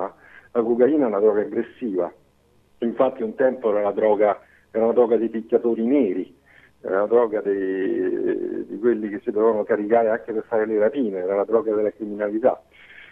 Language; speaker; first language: Italian; native; Italian